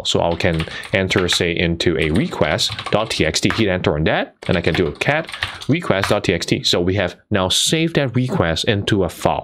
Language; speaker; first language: English; non-native, fluent; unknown